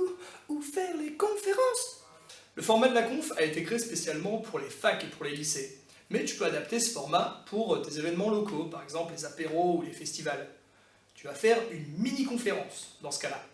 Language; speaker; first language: French; native; French